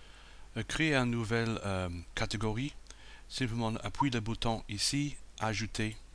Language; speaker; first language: French; non-native, fluent; English